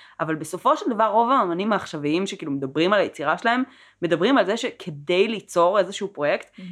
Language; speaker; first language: Hebrew; native; Hebrew